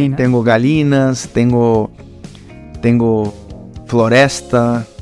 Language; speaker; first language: Spanish; non-native, learner; Portuguese